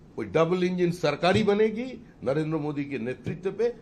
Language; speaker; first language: Hindi; non-native, local second language; Bangla